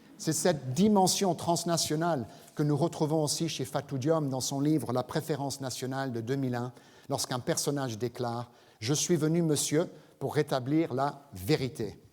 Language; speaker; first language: French; non-native, fluent; English